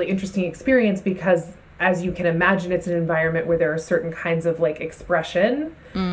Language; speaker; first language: English; native; English